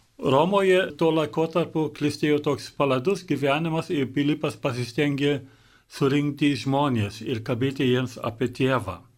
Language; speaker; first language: Lithuanian; non-native, fluent; German